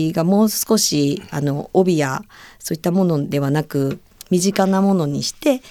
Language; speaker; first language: Japanese; native; Japanese